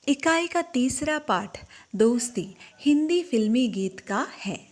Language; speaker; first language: Hindi; non-native, local second language; Malayalam